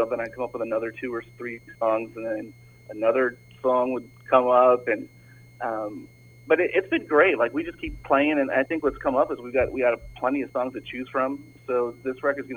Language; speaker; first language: English; native; English